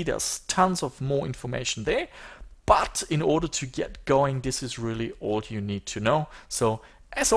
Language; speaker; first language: English; native; English